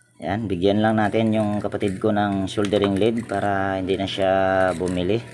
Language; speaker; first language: Filipino; native; Filipino